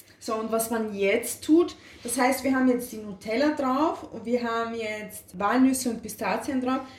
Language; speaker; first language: German; early bilingual, other home language; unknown